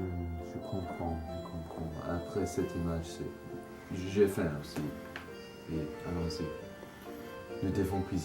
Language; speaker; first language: French; non-native, learner; English